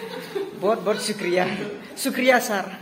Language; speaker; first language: Hindi; non-native, local second language; Kok Borok